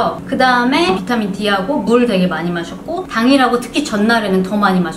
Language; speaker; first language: Korean; early bilingual, heritage; Korean